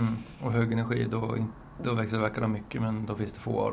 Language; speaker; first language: Swedish; native; Swedish